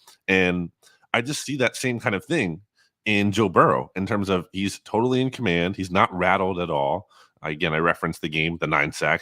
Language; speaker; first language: English; native; English